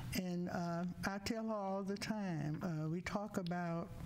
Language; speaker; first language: English; native; English